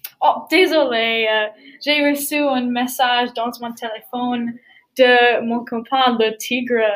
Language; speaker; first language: French; non-native, learner; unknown